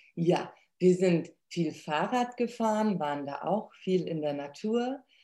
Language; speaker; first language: German; early bilingual, other home language; Polish